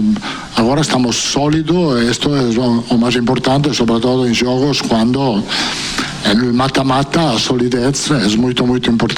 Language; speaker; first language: Portuguese; non-native, fluent; Italian